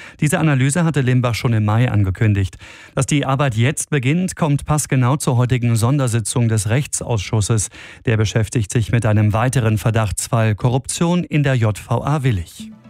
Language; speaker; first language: German; native; German